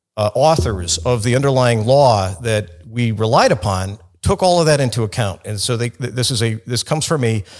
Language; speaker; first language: English; native; English